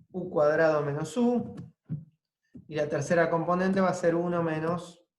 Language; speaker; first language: Spanish; native; Spanish